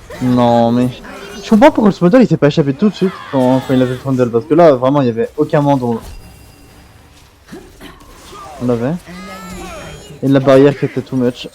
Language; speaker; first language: French; native; French